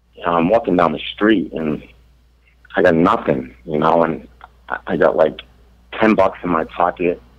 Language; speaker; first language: English; native; English